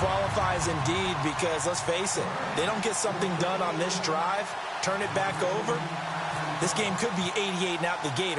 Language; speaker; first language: English; native; English